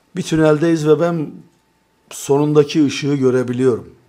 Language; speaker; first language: Turkish; native; Turkish